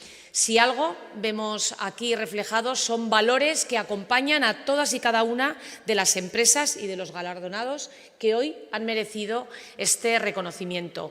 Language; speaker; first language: Spanish; native; Spanish